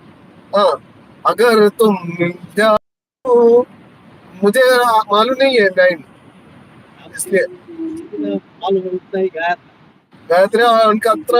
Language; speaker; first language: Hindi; non-native, local second language; Malayalam